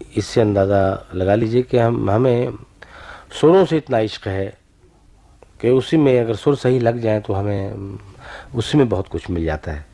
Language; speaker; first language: Urdu; native; Urdu